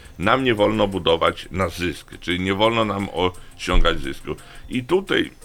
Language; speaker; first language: Polish; native; Polish